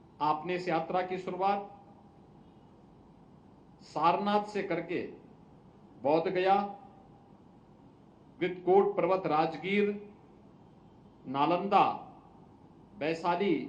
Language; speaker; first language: Hindi; native; Hindi